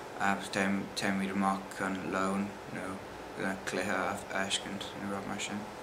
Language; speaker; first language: Irish; non-native, local second language; English